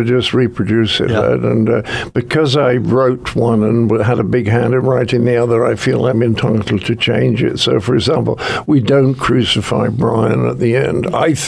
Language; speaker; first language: English; native; English